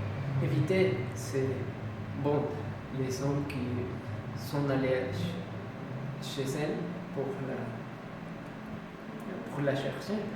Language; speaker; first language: French; non-native, learner; Spanish